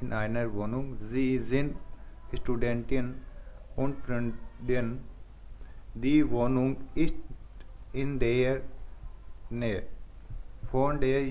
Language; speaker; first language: German; non-native, learner; Hindi